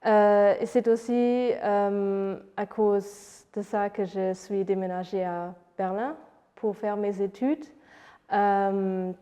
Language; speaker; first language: French; non-native, fluent; Luxembourgish